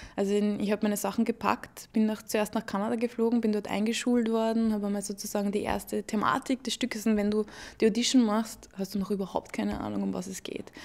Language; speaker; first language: German; native; German